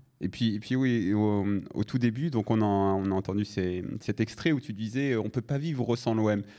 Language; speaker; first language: French; native; French